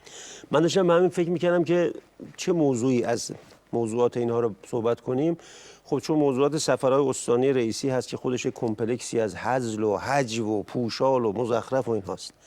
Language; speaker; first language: Persian; native; Persian